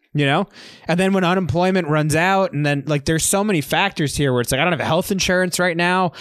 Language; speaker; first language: English; native; English